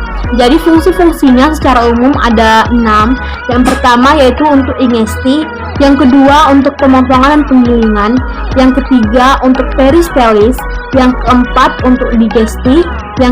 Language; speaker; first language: Indonesian; native; Indonesian